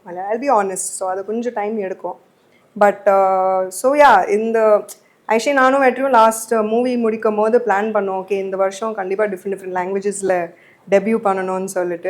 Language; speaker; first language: Tamil; non-native, fluent; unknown